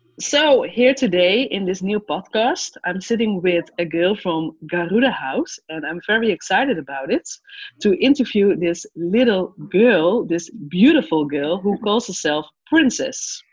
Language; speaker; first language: English; non-native, fluent; Dutch